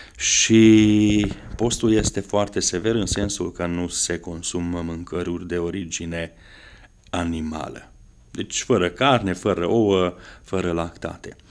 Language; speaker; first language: Romanian; non-native, local second language; Hungarian